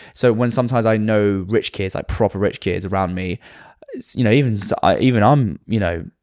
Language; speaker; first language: English; native; English